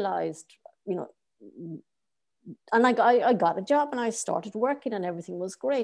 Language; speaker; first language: English; native; English